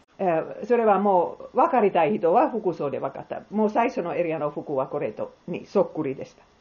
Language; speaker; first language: Japanese; non-native, fluent; Finnish